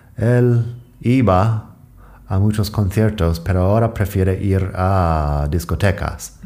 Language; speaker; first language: Spanish; non-native, fluent; English